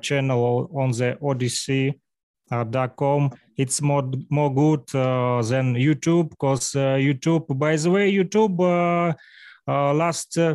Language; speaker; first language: English; non-native, learner; Russian